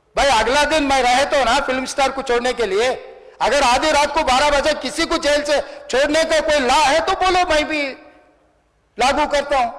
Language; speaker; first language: Hindi; non-native, local second language; Telugu